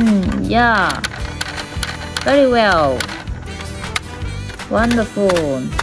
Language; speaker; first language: English; non-native, learner; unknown